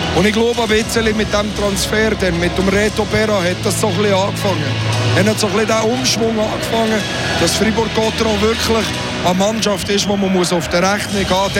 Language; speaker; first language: German; native; German